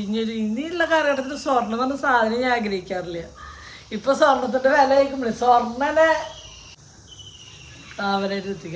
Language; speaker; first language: Malayalam; native; Malayalam